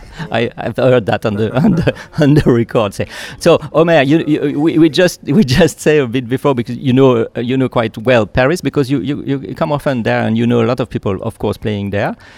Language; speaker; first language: English; non-native, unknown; French